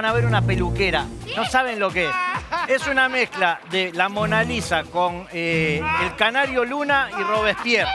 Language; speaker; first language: Spanish; native; Spanish